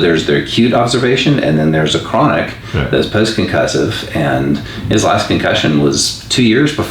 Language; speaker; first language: English; native; English